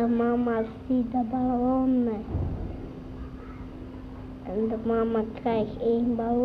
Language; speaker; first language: Dutch; early bilingual, other home language; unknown